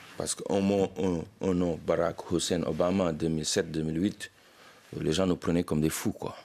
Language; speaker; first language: French; non-native, local second language; Wolof